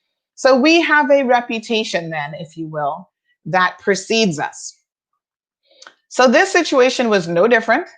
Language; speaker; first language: English; native; English